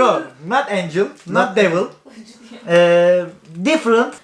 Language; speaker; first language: English; non-native, learner; Turkish